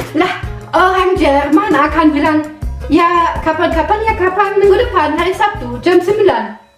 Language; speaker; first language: Indonesian; non-native, fluent; German